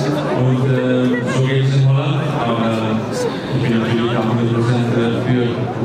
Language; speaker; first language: German; non-native, fluent; Dutch